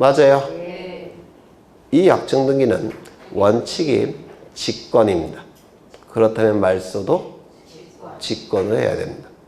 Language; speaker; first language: Korean; native; Korean